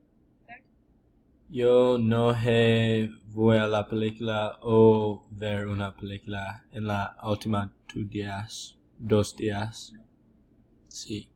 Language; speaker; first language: Spanish; non-native, learner; English